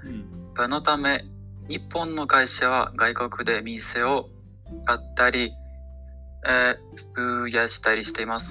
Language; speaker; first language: Japanese; non-native, learner; Ukrainian